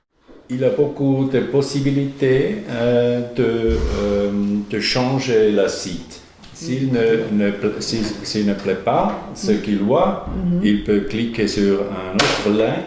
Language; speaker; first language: French; non-native, learner; German